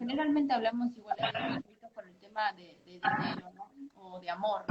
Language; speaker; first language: Spanish; native; Spanish